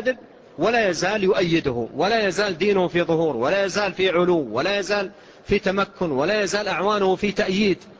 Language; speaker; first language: Arabic; native; Arabic